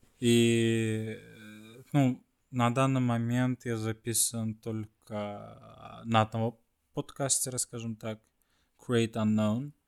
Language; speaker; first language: Russian; non-native, fluent; Swedish